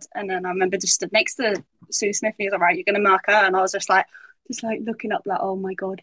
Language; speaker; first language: English; native; English